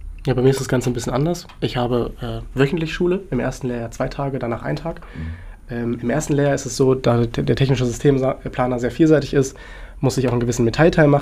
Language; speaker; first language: German; native; German